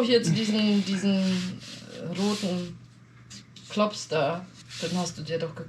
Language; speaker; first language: German; native; German